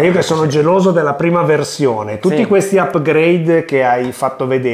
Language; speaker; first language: Italian; native; Italian